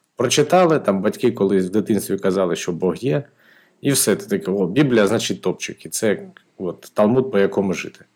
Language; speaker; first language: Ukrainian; non-native, local second language; Russian